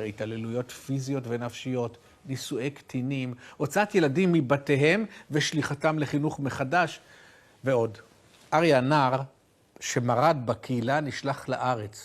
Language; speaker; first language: Hebrew; native; Hebrew